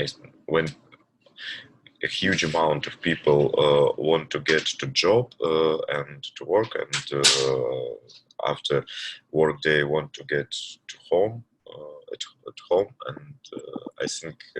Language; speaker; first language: English; non-native, learner; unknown